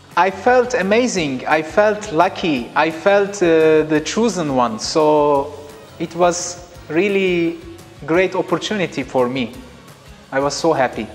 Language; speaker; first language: English; non-native, fluent; Turkish